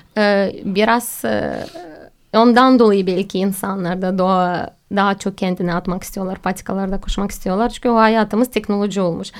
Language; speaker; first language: Turkish; non-native, fluent; Russian